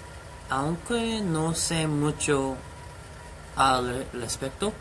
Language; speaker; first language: Spanish; non-native, learner; Korean